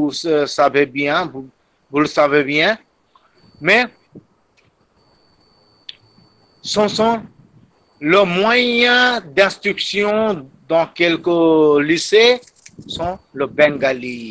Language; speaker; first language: French; non-native, fluent; Bangla